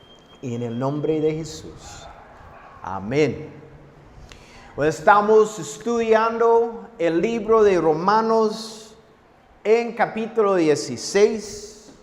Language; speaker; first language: Spanish; non-native, fluent; English